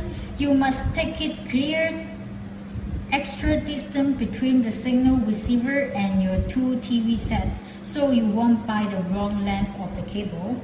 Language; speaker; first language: English; non-native, fluent; Chinese